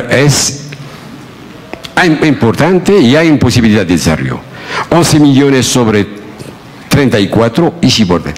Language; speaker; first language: Spanish; non-native, fluent; Arabic